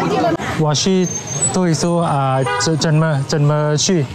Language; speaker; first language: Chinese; non-native, learner; Thai